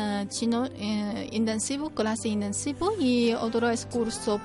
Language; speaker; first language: Spanish; non-native, fluent; Chinese